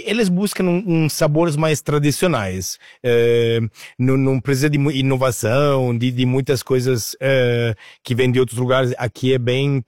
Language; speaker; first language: Portuguese; non-native, fluent; Italian